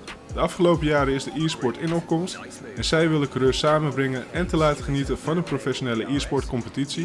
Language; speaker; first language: Dutch; native; Dutch